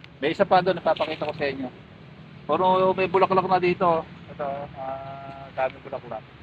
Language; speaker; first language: Filipino; native; Filipino